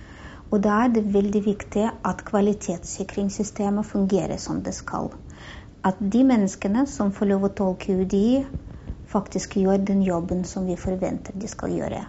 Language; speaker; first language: Norwegian; non-native, fluent; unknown